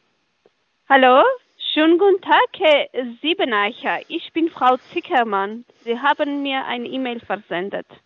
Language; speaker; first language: German; non-native, learner; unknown